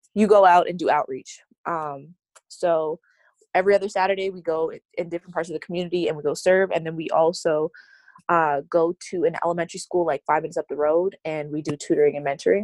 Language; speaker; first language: English; native; English